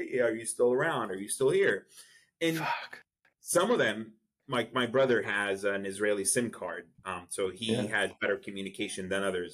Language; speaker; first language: English; non-native, fluent; Arabic